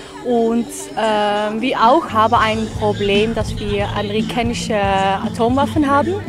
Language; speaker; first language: German; non-native, learner; Dutch